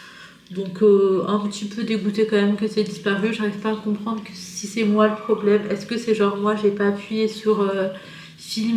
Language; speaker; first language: French; native; French